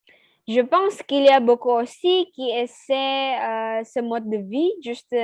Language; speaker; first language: French; non-native, learner; Indonesian